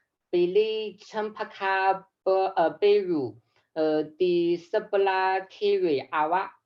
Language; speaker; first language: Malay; non-native, learner; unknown